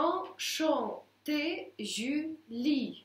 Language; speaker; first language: French; non-native, fluent; Russian